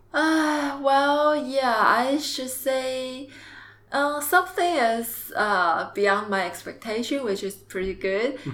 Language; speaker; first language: English; non-native, fluent; Chinese